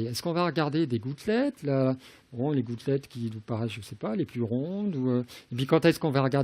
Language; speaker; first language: French; native; French